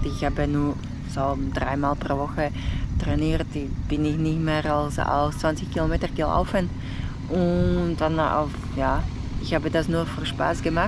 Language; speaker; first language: German; non-native, learner; Slovak